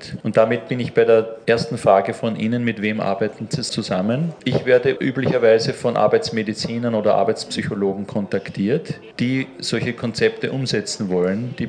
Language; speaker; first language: German; native; German